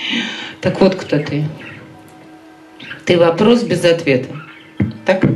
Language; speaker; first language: Russian; native; Russian